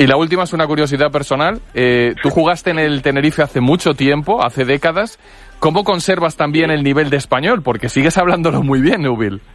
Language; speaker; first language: Spanish; native; Spanish